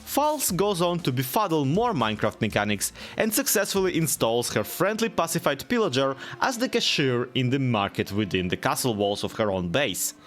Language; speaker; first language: English; native; English